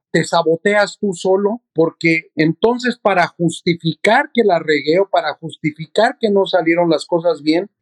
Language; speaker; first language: Spanish; native; Spanish